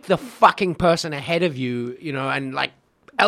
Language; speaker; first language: English; native; English